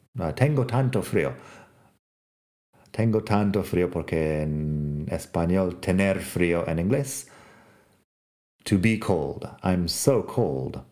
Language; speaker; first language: Spanish; non-native, fluent; English